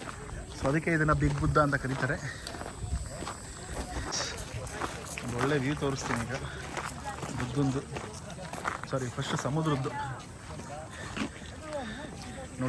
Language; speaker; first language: Kannada; native; Kannada